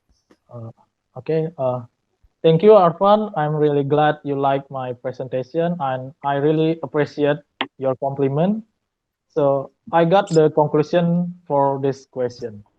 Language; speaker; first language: English; non-native, learner; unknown